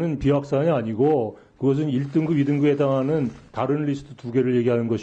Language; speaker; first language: Korean; native; Korean